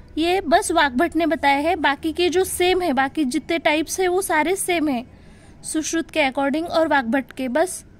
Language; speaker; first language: Hindi; non-native, local second language; Marathi